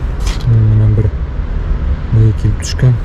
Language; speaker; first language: Turkish; non-native, learner; Bashkir